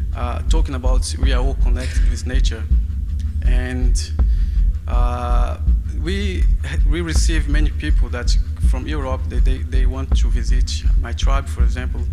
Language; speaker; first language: English; non-native, fluent; Portuguese